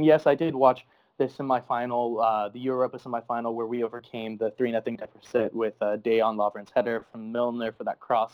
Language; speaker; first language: English; native; English